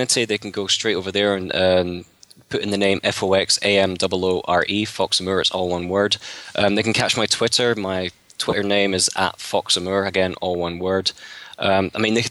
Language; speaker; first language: English; native; English